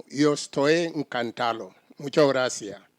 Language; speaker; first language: Spanish; non-native, learner; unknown